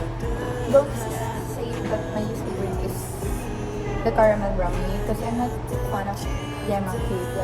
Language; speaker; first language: English; non-native, local second language; Filipino